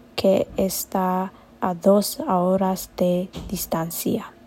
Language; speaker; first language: Spanish; non-native, learner; Amharic